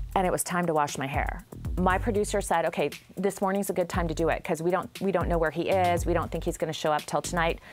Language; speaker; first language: English; native; English